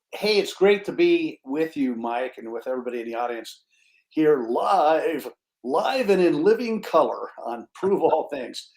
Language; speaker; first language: English; native; English